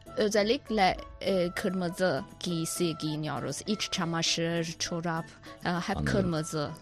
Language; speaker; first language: Turkish; non-native, fluent; Chinese